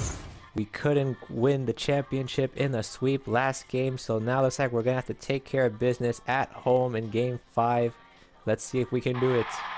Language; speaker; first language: English; native; English